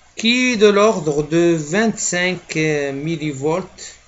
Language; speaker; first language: French; non-native, local second language; Arabic